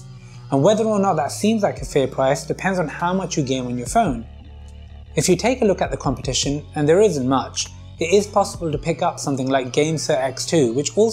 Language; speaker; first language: English; native; English